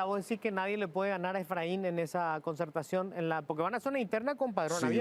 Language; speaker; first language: Spanish; native; Spanish